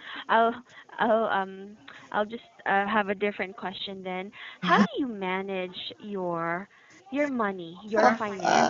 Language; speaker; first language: English; non-native, fluent; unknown